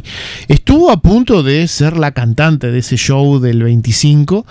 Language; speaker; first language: Spanish; native; Spanish